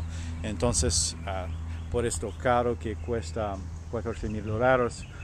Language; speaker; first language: Spanish; non-native, learner; French